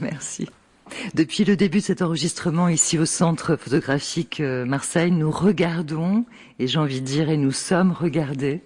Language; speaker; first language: French; native; French